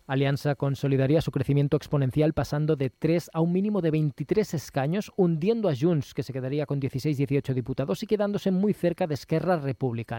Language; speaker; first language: Spanish; native; Spanish